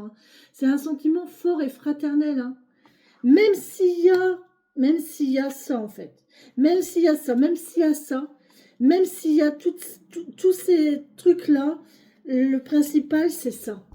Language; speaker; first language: French; native; French